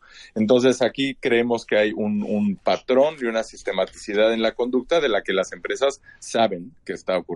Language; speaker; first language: Spanish; native; Spanish